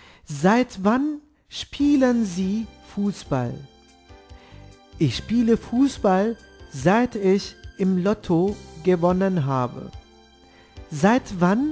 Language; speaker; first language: German; non-native, fluent; Turkish